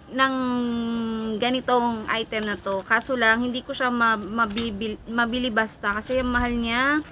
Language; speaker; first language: Filipino; non-native, local second language; Cebuano